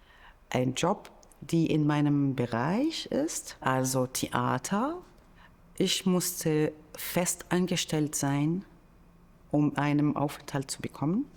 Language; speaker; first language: German; non-native, fluent; Arabic